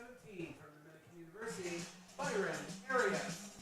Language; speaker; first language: English; native; English